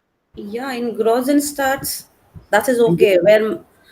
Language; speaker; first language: German; non-native, learner; Hindi